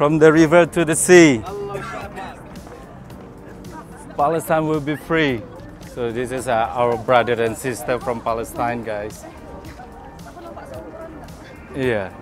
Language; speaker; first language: English; non-native, fluent; Indonesian